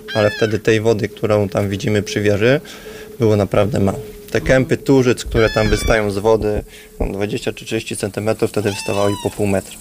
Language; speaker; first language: Polish; native; Polish